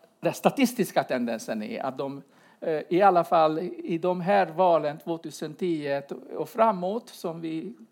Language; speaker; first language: Swedish; non-native, fluent; Hungarian